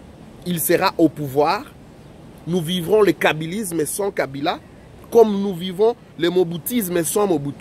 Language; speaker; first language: French; non-native, local second language; Lingala